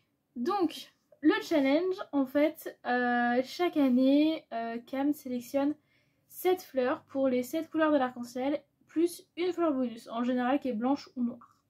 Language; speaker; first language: French; native; French